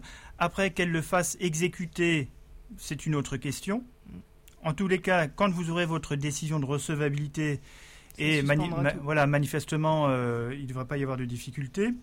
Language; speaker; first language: French; native; French